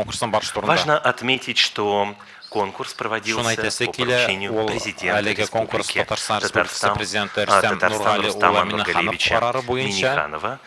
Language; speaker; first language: Russian; native; Russian